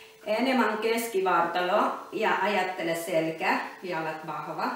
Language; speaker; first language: Finnish; non-native, learner; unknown